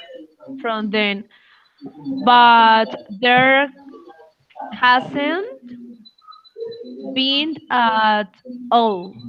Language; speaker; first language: English; non-native, learner; Spanish